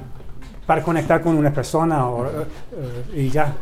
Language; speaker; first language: Spanish; non-native, learner; English